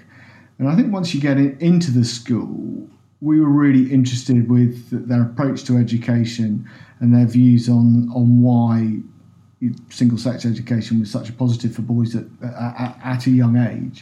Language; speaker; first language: English; native; English